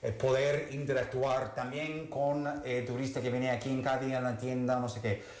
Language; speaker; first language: Spanish; non-native, fluent; English